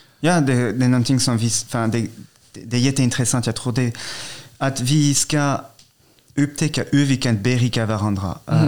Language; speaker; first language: Swedish; non-native, fluent; French